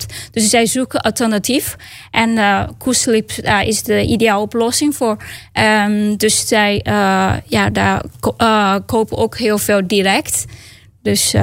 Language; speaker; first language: Dutch; non-native, learner; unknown